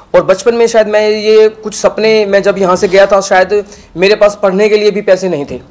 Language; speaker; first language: Hindi; native; Hindi